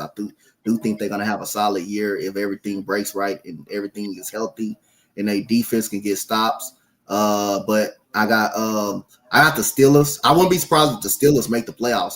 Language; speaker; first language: English; native; English